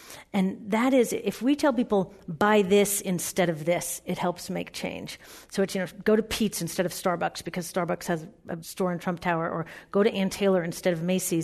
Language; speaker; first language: English; native; English